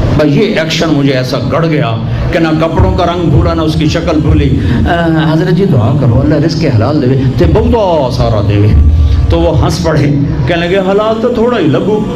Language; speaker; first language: Urdu; non-native, local second language; Punjabi